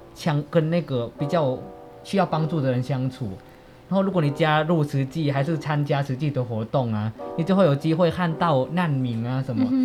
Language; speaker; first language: Chinese; non-native, fluent; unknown